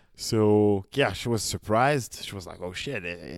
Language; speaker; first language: English; non-native, fluent; French